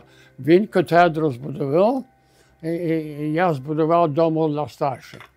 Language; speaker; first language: Ukrainian; early bilingual, heritage; Ukrainian